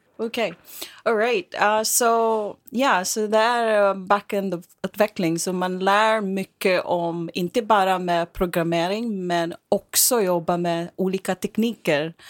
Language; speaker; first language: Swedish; non-native, fluent; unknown